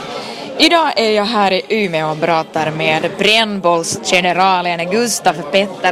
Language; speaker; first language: Swedish; non-native, local second language; Finnish